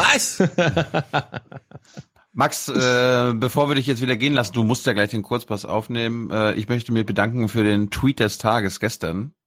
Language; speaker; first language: German; native; German